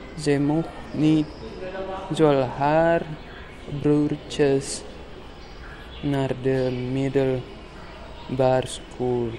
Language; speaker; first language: Dutch; non-native, learner; Indonesian